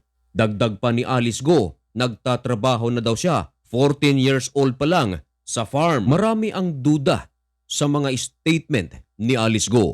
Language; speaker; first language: Filipino; native; Filipino